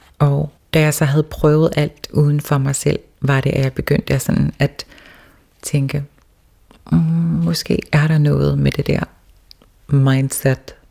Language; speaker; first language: Danish; early bilingual, other home language; Faroese